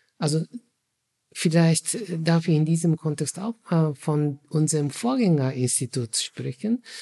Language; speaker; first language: German; non-native, fluent; Japanese